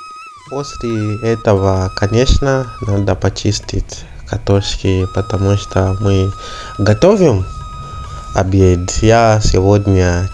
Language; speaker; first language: Russian; non-native, learner; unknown